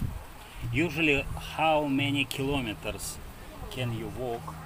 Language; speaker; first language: English; non-native, learner; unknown